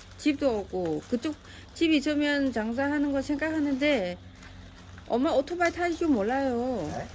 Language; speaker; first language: Korean; non-native, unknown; Vietnamese